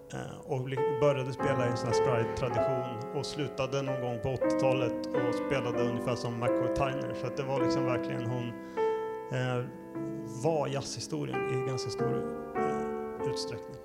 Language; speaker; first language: Swedish; native; Swedish